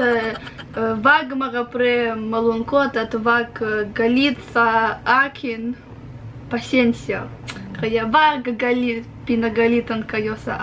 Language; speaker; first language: Filipino; non-native, learner; Russian